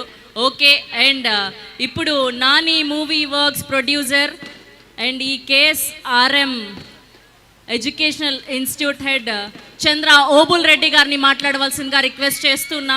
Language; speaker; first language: Telugu; native; Telugu